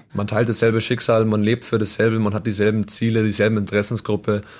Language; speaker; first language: German; native; German